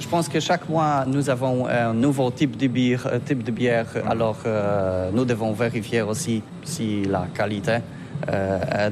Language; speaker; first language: French; non-native, learner; Polish